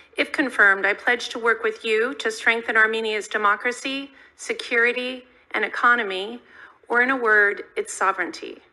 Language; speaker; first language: English; native; English